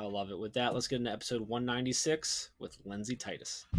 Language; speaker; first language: English; native; English